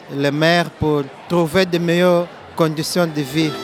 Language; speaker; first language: French; non-native, learner; Portuguese